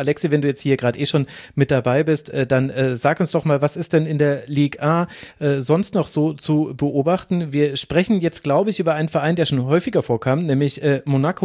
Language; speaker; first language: German; native; German